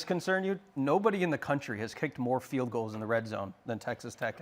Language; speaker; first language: English; native; English